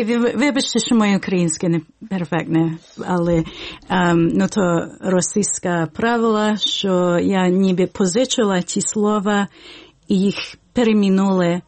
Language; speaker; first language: Ukrainian; early bilingual, heritage; Ukrainian